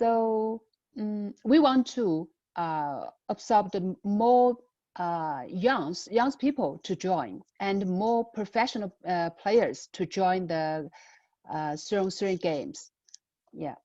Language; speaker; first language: English; non-native, learner; Chinese